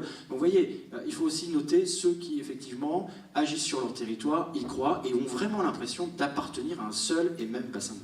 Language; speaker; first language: French; native; French